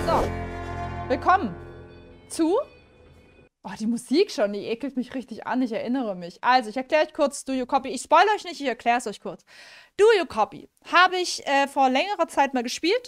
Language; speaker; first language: German; native; German